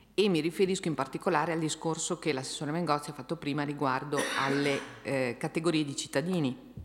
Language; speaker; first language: Italian; native; Italian